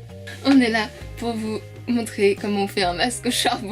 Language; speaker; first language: French; native; French